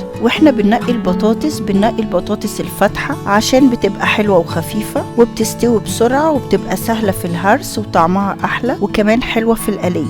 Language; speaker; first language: Arabic; native; Arabic